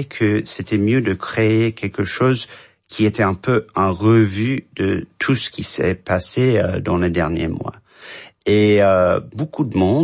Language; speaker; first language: French; non-native, fluent; English